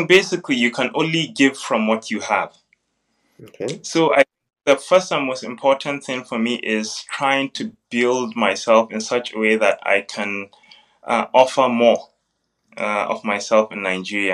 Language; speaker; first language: English; non-native, local second language; Hausa